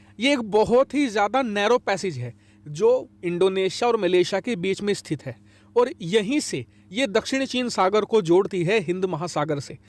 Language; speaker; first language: Hindi; native; Hindi